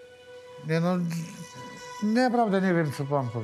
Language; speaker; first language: Polish; native; Polish